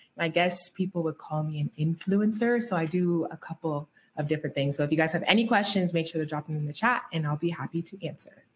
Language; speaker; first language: English; native; English